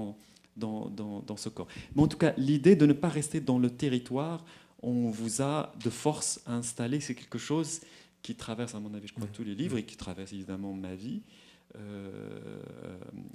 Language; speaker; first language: French; non-native, local second language; Arabic